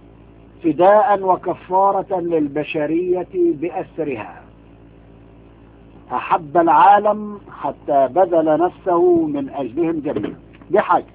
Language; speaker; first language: Arabic; native; Arabic